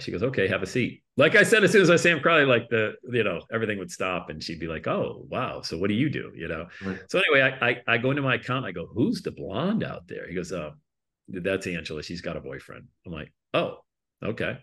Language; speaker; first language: English; native; English